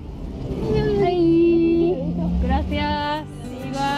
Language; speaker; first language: Spanish; non-native, fluent; Japanese